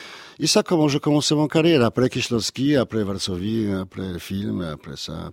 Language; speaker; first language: French; non-native, learner; Polish